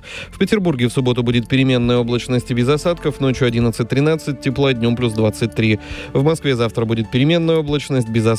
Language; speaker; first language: Russian; native; Russian